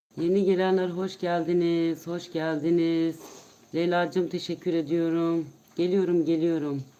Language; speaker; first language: Turkish; native; Turkish